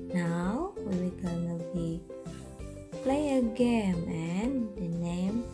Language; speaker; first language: English; non-native, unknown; Indonesian